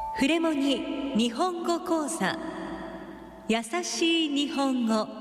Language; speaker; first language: Japanese; native; Japanese